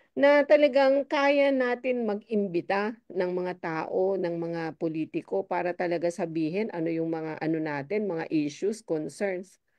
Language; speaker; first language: Filipino; native; Filipino